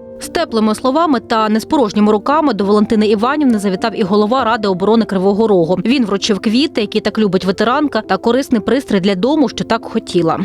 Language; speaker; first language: Ukrainian; native; Ukrainian